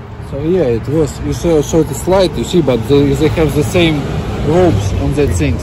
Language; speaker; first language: English; non-native, fluent; Russian